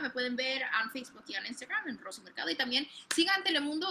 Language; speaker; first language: Spanish; early bilingual, heritage; Spanish